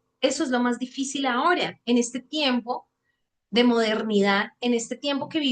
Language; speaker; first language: Spanish; native; Spanish